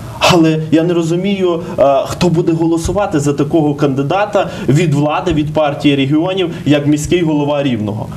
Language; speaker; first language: Ukrainian; native; Ukrainian